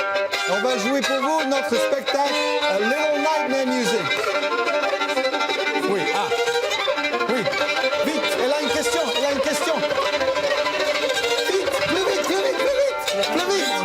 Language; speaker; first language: French; non-native, fluent; English